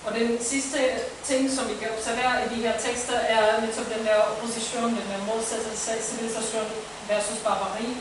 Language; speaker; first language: Danish; non-native, fluent; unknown